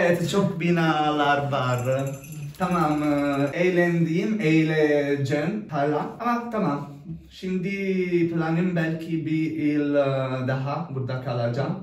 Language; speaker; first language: Turkish; non-native, learner; Italian